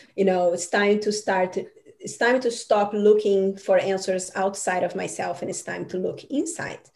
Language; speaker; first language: English; non-native, fluent; Portuguese